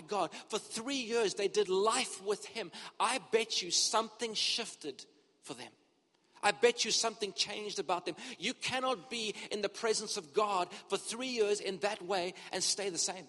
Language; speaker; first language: English; native; English